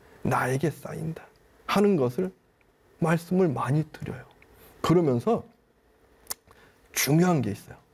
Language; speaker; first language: Korean; native; Korean